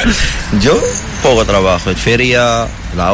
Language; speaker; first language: Spanish; non-native, learner; Arabic